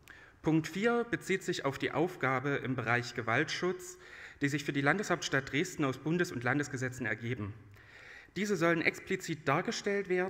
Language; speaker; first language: German; native; German